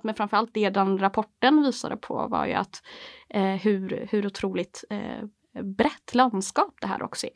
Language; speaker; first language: Swedish; native; Swedish